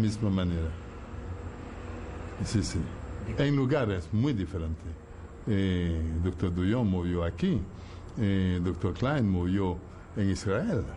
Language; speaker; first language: Spanish; non-native, fluent; Haitian Creole